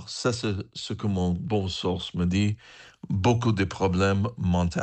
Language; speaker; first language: French; non-native, learner; English